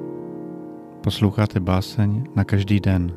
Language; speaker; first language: Czech; native; Czech